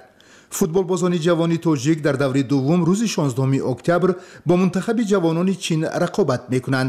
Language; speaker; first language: Persian; native; Persian